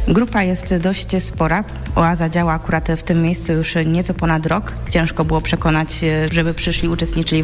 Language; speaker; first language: Polish; native; Polish